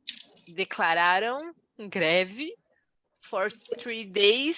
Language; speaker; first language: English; non-native, learner; Portuguese